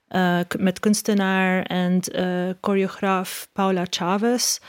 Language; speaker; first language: Dutch; non-native, learner; Arabic